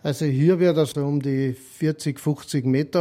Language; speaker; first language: German; native; German